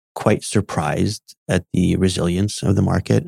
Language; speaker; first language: English; early bilingual, other home language; Arabic